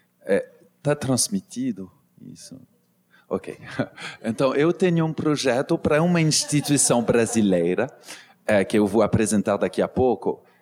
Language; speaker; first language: Portuguese; non-native, fluent; French